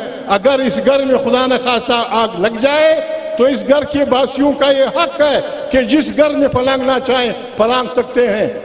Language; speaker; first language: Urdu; non-native, local second language; Pashto